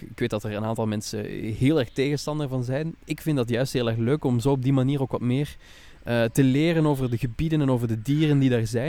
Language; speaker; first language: Dutch; native; Dutch